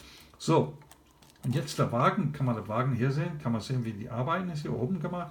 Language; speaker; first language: German; non-native, learner; English